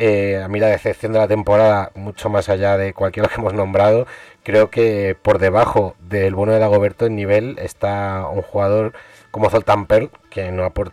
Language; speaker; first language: Spanish; native; Spanish